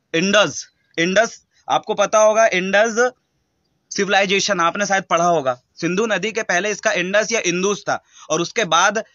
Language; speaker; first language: Hindi; native; Hindi